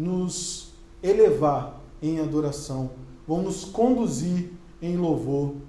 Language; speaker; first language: Portuguese; native; Portuguese